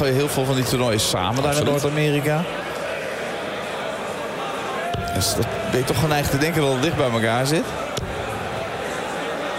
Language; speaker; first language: Dutch; native; Dutch